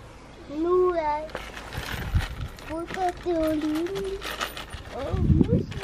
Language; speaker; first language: French; early bilingual, other home language; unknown